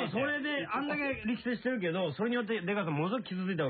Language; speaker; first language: Japanese; native; Japanese